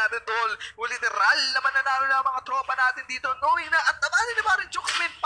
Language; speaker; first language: Filipino; native; Filipino